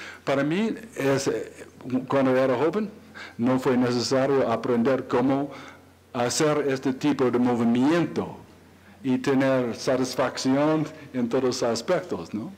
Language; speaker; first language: Spanish; non-native, learner; English